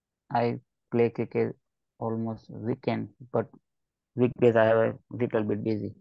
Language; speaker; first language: English; non-native, learner; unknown